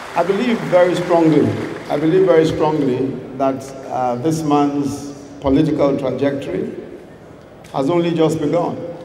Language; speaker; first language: English; non-native, local second language; Yoruba